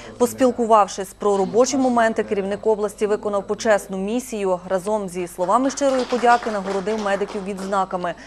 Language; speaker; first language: Ukrainian; native; Ukrainian